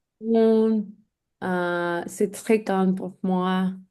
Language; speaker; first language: French; non-native, learner; English